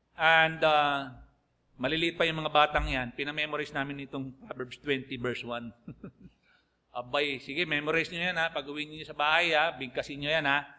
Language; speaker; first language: Filipino; non-native, local second language; Bikol